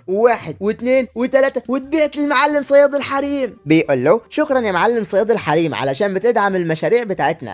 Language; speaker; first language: Arabic; native; Arabic